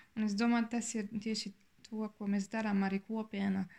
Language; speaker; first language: Latvian; non-native, learner; German